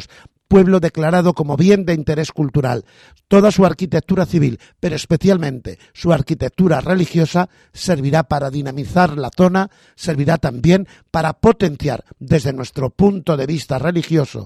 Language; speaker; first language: Spanish; native; Spanish